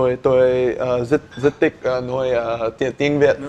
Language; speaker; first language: Vietnamese; non-native, learner; Dutch